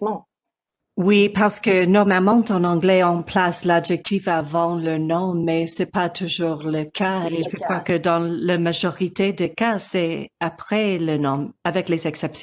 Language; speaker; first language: French; non-native, learner; English